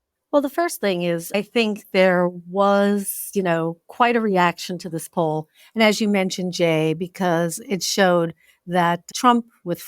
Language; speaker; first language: English; native; English